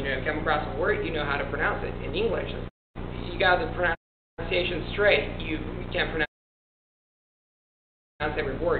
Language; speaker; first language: English; non-native, fluent; Italian